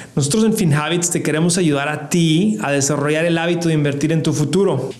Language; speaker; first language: Spanish; native; Spanish